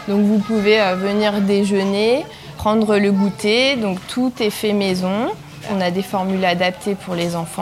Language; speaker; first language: French; native; French